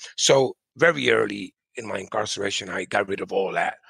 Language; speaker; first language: English; early bilingual, other home language; Spanish